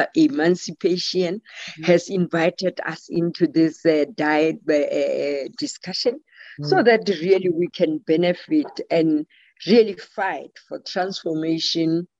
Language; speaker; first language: English; non-native, local second language; Tswana